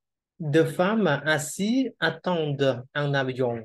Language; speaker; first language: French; non-native, learner; Khmer